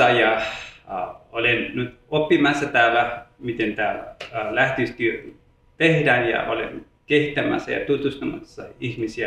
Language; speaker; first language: Finnish; non-native, learner; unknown